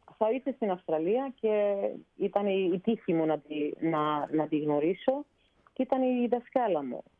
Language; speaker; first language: Greek; early bilingual, heritage; Greek